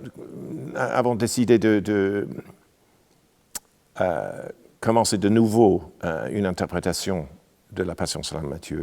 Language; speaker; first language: French; non-native, fluent; English